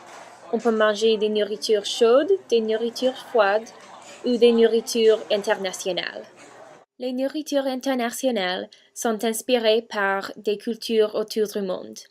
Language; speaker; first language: French; non-native, fluent; English